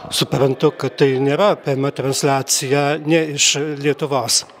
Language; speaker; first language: Lithuanian; native; Lithuanian